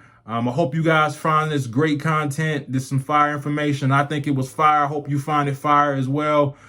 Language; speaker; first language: English; native; English